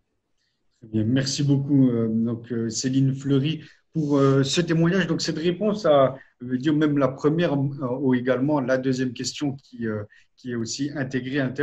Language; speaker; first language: French; native; French